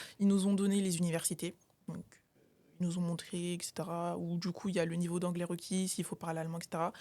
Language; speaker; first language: French; native; French